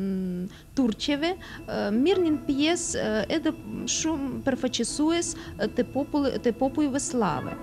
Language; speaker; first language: Albanian; non-native, fluent; Russian